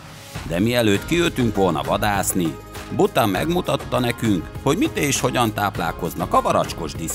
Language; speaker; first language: Hungarian; native; Hungarian